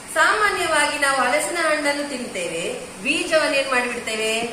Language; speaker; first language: Kannada; non-native, local second language; Tulu